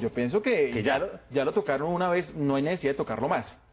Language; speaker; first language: Spanish; native; Spanish